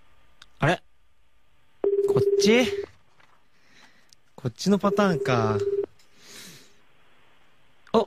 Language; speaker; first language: Japanese; native; Japanese